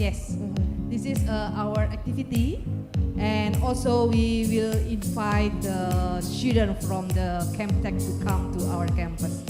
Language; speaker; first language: English; non-native, learner; Indonesian